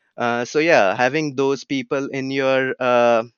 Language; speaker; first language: English; non-native, local second language; Marathi